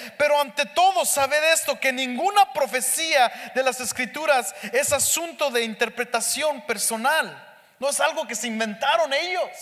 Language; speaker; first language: Spanish; early bilingual, heritage; Spanish